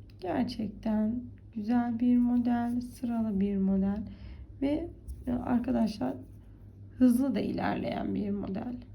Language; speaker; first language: Turkish; native; Turkish